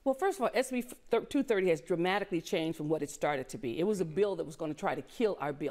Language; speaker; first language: English; native; English